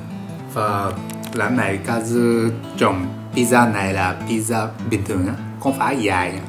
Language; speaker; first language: Vietnamese; non-native, learner; Japanese